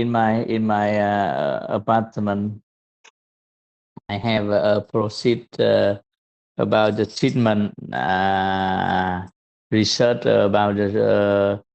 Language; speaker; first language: English; non-native, learner; Vietnamese